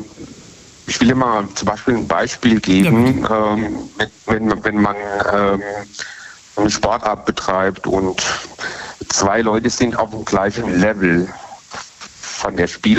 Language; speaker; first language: German; native; German